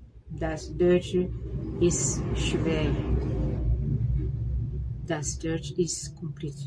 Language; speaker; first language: German; non-native, fluent; French